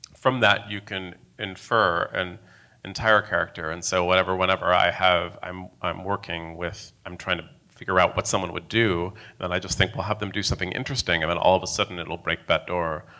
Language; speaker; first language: English; native; English